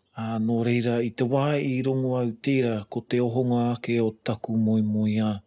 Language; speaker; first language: Māori; non-native, local second language; English